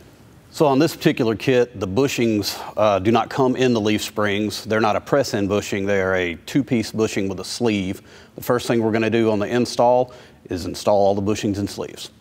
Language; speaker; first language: English; native; English